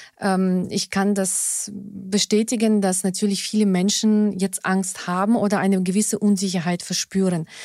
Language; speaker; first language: German; non-native, fluent; Russian